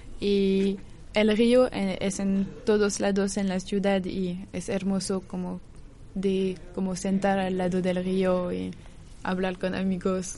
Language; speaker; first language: Spanish; non-native, learner; French